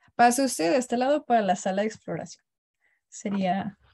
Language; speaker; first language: Spanish; early bilingual, heritage; Spanish